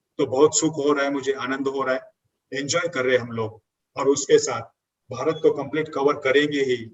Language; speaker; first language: Hindi; non-native, local second language; Marathi